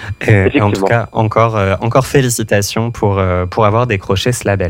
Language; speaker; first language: French; native; French